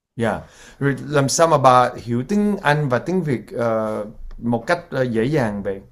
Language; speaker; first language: Vietnamese; early bilingual, heritage; Vietnamese